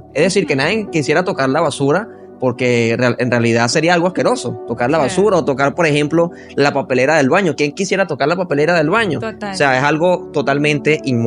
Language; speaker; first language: Spanish; native; Spanish